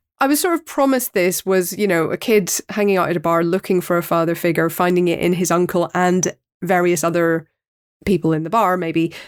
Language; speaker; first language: English; native; English